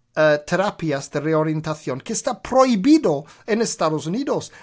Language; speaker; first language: Spanish; non-native, fluent; English